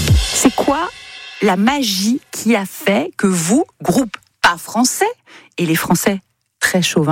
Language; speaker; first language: French; native; French